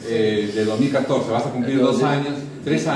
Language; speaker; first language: Spanish; native; Spanish